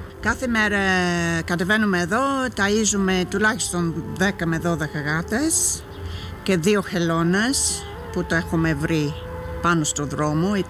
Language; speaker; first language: Greek; non-native, fluent; English